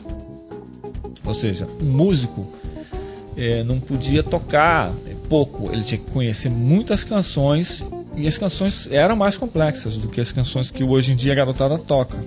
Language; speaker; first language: Portuguese; native; Portuguese